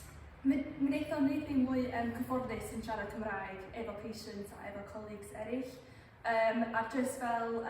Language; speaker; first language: Welsh; non-native, local second language; English